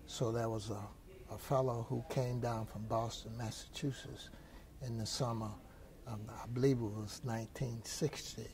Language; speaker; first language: English; native; English